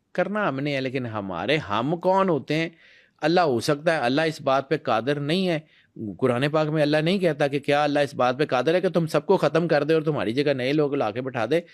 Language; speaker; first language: Urdu; non-native, local second language; Punjabi